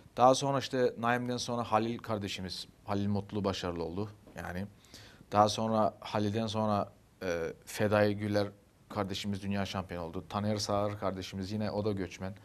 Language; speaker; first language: Turkish; native; Turkish